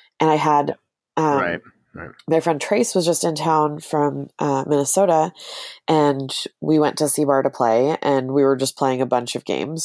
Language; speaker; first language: English; native; English